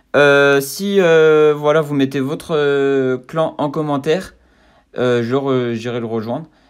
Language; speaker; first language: French; native; French